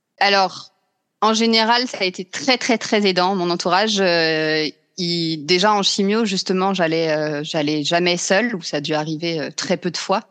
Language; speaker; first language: French; native; French